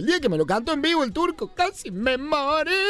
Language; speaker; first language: Spanish; native; Spanish